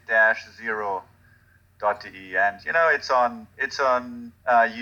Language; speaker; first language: English; non-native, fluent; German